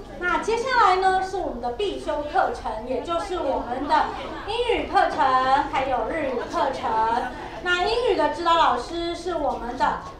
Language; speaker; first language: Chinese; native; Chinese